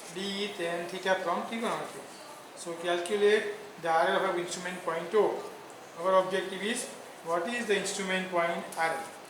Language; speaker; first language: English; non-native, local second language; Gujarati